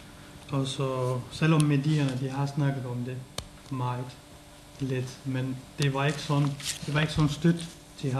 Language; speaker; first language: Danish; non-native, fluent; Kurdish